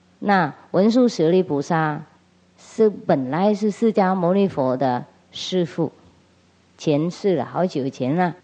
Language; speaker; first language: Chinese; non-native, fluent; Vietnamese